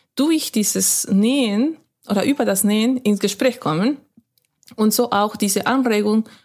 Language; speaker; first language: German; non-native, fluent; Spanish